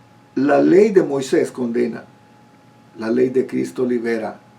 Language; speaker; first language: Spanish; native; Spanish